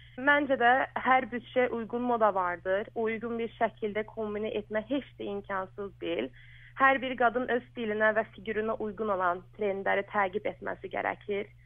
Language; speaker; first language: Azerbaijani; early bilingual, heritage; Azerbaijani